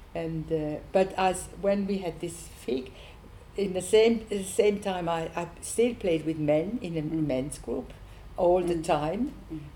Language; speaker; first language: English; non-native, learner; Swiss German